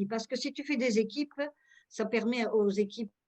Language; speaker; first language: French; native; French